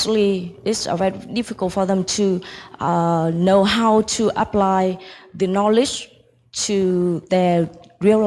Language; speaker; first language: English; non-native, fluent; Vietnamese